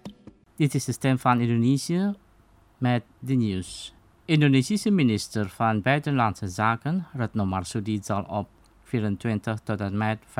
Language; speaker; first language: Dutch; non-native, fluent; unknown